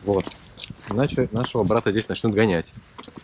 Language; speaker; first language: Russian; native; Russian